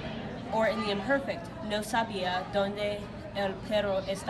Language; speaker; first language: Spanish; non-native, learner; English